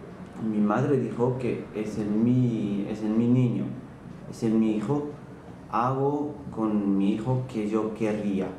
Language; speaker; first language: Spanish; non-native, fluent; Hungarian